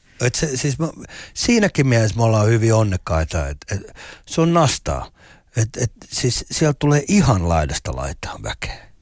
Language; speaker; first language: Finnish; native; Finnish